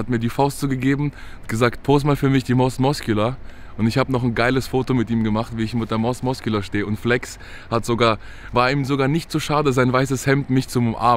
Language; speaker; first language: German; native; German